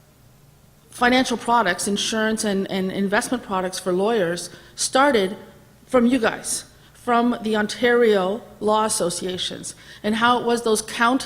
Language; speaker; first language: English; native; English